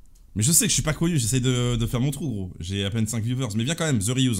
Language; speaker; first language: French; native; French